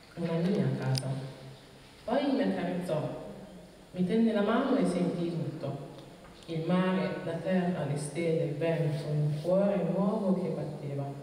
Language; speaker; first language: Italian; early bilingual, other home language; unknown